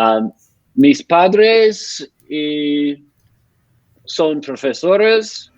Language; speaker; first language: Spanish; non-native, learner; English